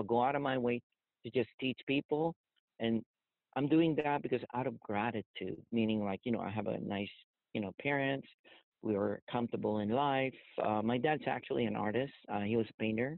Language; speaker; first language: English; non-native, local second language; Filipino